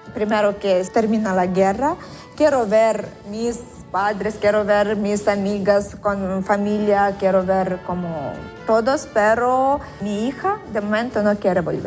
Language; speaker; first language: Spanish; non-native, learner; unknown